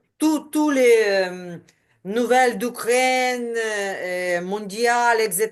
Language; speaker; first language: French; non-native, learner; Ukrainian